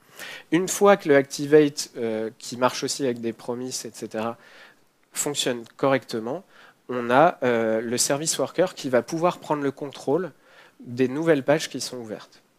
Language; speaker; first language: French; native; French